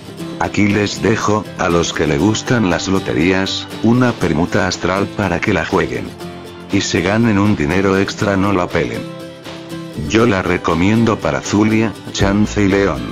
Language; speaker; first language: Spanish; native; Spanish